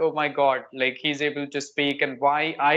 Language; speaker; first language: English; non-native, local second language; Hindi